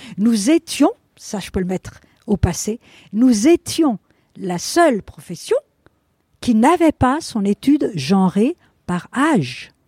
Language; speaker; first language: French; non-native, fluent; Spanish